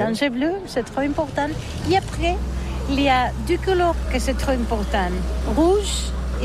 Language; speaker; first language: French; non-native, learner; Catalan